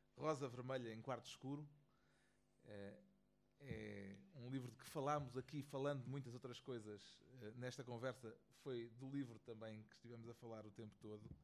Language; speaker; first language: Portuguese; native; Portuguese